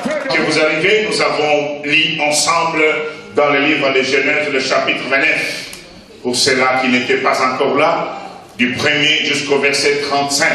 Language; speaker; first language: French; non-native, local second language; Lingala